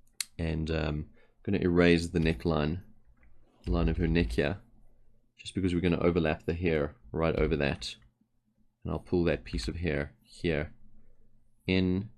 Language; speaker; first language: English; native; English